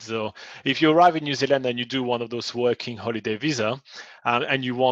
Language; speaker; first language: English; non-native, fluent; French